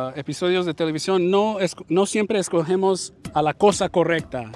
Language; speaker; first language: Spanish; early bilingual, heritage; Spanish